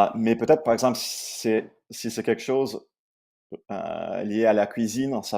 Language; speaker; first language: French; non-native, fluent; English